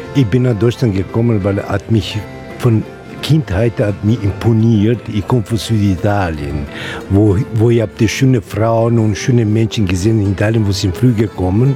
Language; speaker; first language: German; non-native, learner; Italian